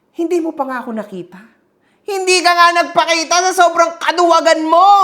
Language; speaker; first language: Filipino; early bilingual, heritage; Filipino